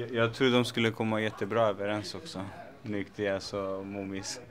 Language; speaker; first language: Swedish; native; Swedish